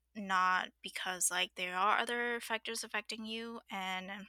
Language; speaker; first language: English; non-native, fluent; Burmese